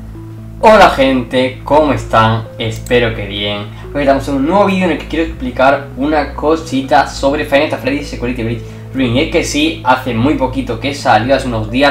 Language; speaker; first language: Spanish; native; Spanish